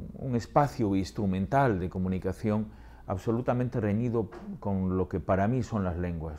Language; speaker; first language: Spanish; native; Spanish